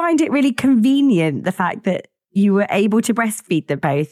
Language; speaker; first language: English; native; English